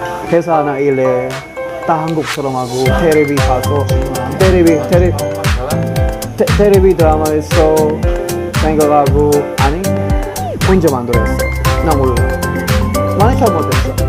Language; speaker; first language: Korean; non-native, learner; Filipino